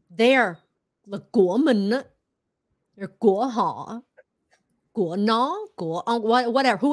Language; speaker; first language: Vietnamese; early bilingual, heritage; Vietnamese